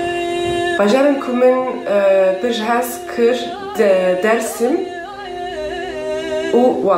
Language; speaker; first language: Kurdish; non-native, fluent; French